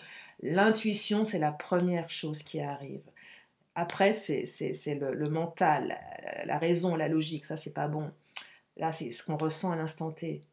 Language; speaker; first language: French; native; French